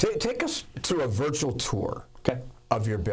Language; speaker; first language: English; native; English